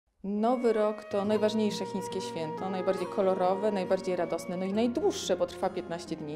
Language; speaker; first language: Polish; native; Polish